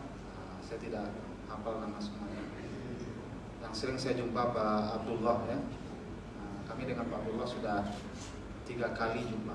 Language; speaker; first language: Indonesian; native; Indonesian